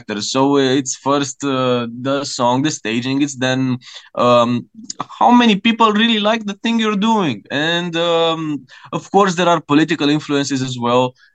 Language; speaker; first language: English; non-native, fluent; Romanian